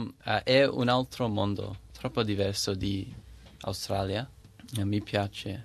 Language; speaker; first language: Italian; non-native, learner; English